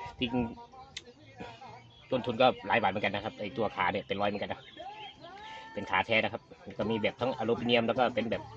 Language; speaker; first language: Thai; native; Thai